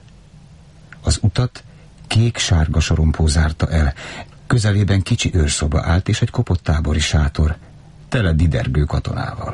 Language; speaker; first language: Hungarian; native; Hungarian